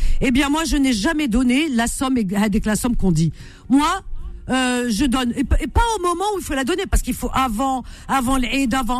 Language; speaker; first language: French; native; French